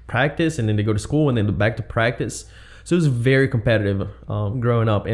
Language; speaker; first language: English; non-native, fluent; Portuguese